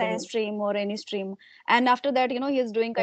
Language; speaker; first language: English; non-native, local second language; Hindi